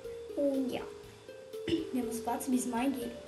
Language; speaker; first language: German; non-native, learner; Portuguese